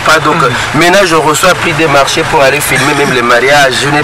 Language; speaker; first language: French; non-native, local second language; Rundi